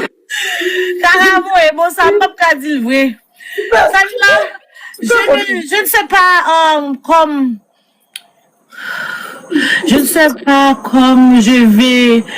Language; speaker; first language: French; non-native, learner; Haitian Creole